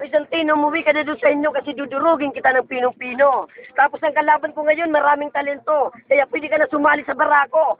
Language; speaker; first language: Filipino; non-native, local second language; Waray